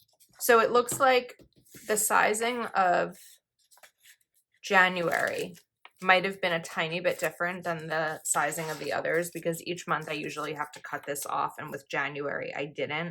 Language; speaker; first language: English; native; English